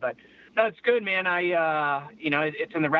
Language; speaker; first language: English; native; English